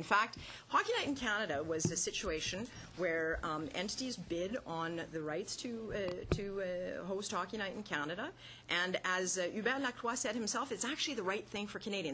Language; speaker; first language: English; native; English